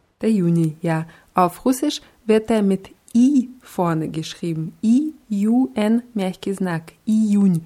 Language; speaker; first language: German; non-native, fluent; Russian